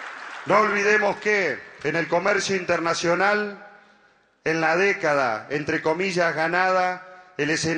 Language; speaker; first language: Spanish; native; Spanish